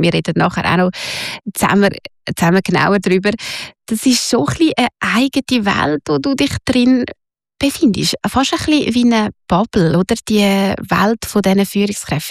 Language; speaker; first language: German; native; German